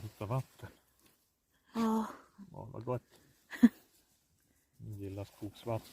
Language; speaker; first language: Swedish; non-native, learner; Thai